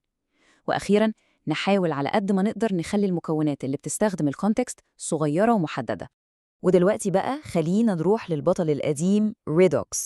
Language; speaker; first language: Arabic; native; Arabic